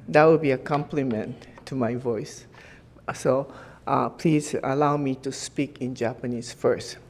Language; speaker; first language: English; non-native, fluent; Japanese